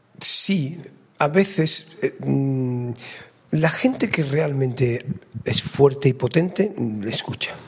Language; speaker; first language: Spanish; native; Spanish